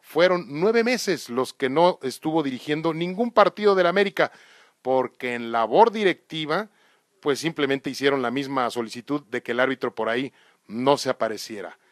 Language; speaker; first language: Spanish; native; Spanish